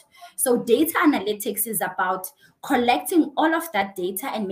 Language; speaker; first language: English; non-native, local second language; Xhosa